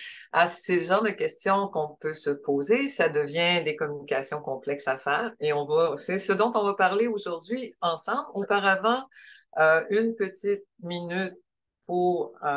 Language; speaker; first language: French; native; French